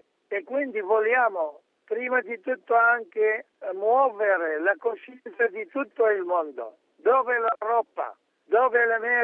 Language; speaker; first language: Italian; non-native, fluent; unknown